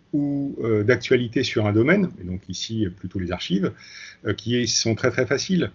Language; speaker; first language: French; native; French